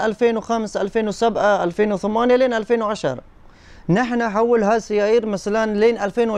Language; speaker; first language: Arabic; non-native, fluent; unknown